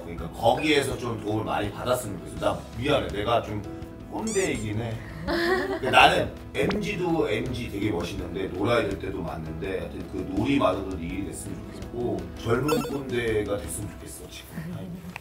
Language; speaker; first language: Korean; native; Korean